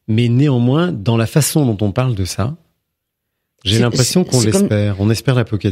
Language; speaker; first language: French; native; French